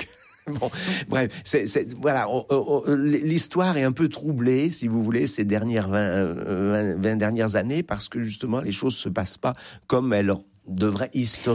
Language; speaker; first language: French; native; French